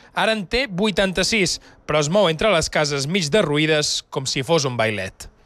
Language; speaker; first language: Catalan; native; Catalan